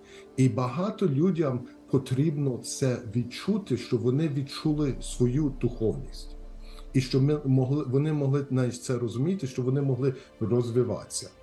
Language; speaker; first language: Ukrainian; early bilingual, heritage; Ukrainian